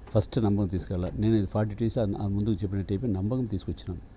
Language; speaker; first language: Telugu; non-native, local second language; Tamil